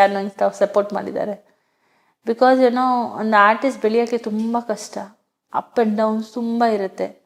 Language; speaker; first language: Kannada; non-native, local second language; Hindi